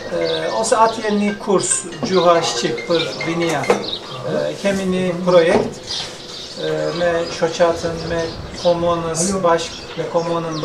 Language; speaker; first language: Albanian; early bilingual, heritage; Turkish